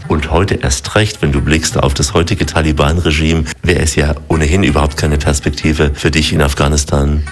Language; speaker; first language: German; native; German